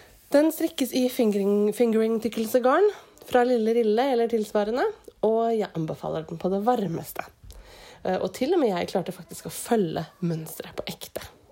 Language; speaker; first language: Norwegian; native; Norwegian